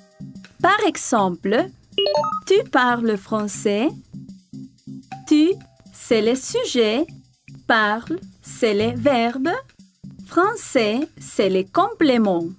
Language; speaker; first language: French; non-native, fluent; Spanish